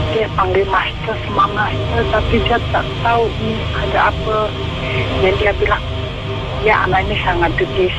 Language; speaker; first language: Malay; non-native, learner; Indonesian